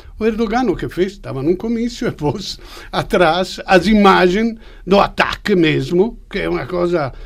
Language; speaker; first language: Portuguese; non-native, fluent; Italian